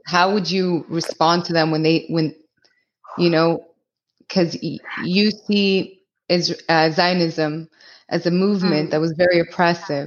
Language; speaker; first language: English; early bilingual, other home language; Hebrew